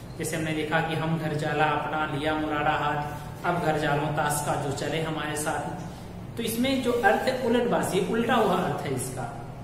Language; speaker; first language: Hindi; native; Hindi